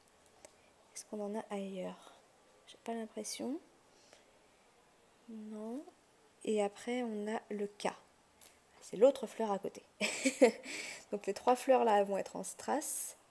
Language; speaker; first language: French; native; French